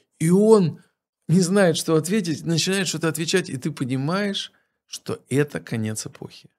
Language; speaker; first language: Russian; native; Russian